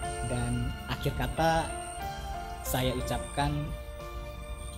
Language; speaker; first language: Indonesian; native; Indonesian